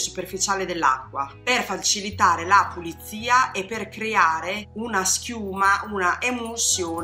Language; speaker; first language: Italian; native; Italian